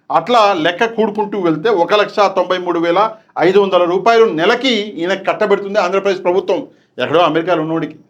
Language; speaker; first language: Telugu; non-native, local second language; Urdu